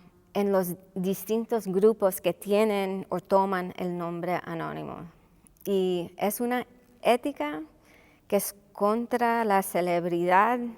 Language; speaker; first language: Spanish; non-native, local second language; English